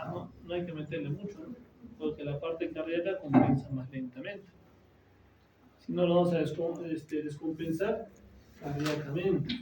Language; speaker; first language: Spanish; native; Spanish